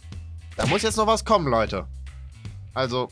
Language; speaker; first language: German; native; German